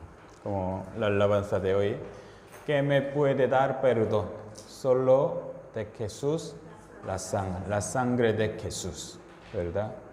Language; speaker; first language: Spanish; non-native, fluent; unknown